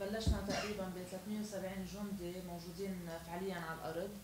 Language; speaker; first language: Arabic; native; Arabic